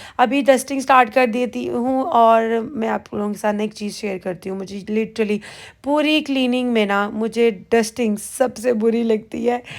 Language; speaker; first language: Urdu; native; Urdu